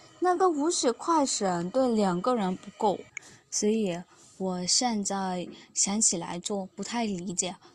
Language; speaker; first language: Chinese; non-native, learner; Burmese